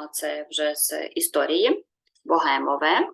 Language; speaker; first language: Czech; non-native, learner; Ukrainian